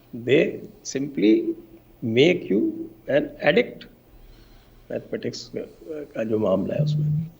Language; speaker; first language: Hindi; native; Hindi